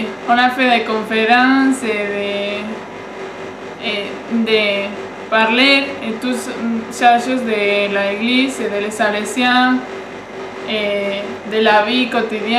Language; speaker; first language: French; non-native, learner; Spanish